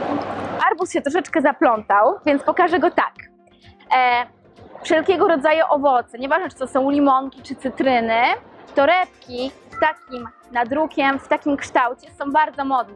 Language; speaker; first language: Polish; native; Polish